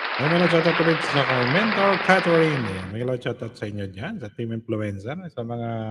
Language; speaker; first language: Filipino; non-native, local second language; Hiligaynon